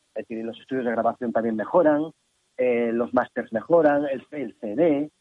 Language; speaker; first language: Spanish; native; Spanish